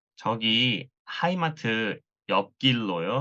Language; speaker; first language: Korean; non-native, learner; Thai